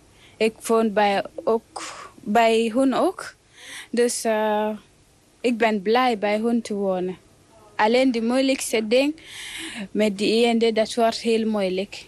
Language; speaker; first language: Dutch; non-native, learner; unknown